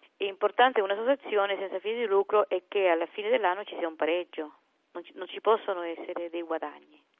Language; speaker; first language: Italian; non-native, fluent; Spanish